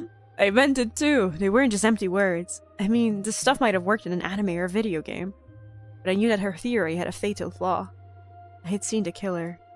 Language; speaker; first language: English; non-native, fluent; Polish